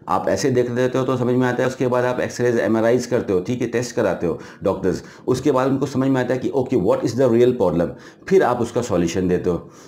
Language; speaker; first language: Hindi; native; Hindi